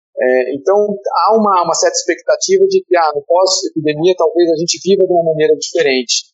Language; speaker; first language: Portuguese; native; Portuguese